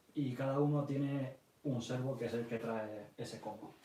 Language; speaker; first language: Spanish; early bilingual, other home language; English